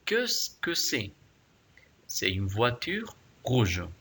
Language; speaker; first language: French; non-native, fluent; Spanish